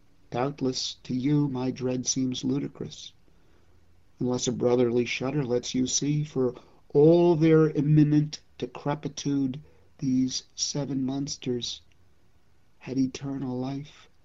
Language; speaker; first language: English; native; English